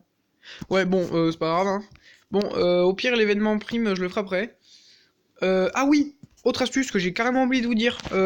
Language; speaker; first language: French; native; French